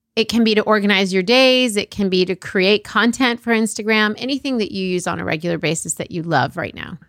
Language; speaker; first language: English; early bilingual, other home language; Arabic